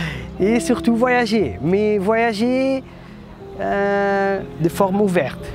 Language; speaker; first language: French; non-native, fluent; Portuguese